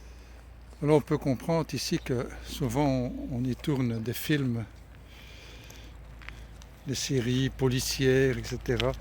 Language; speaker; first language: French; native; French